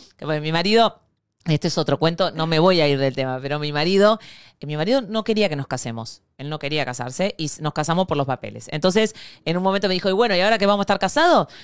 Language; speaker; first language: Spanish; native; Spanish